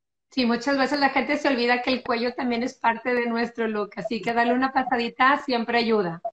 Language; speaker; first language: Spanish; native; Spanish